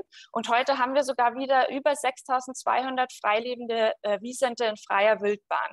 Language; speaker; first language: German; native; German